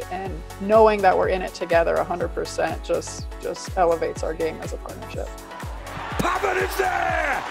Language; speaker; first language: English; native; English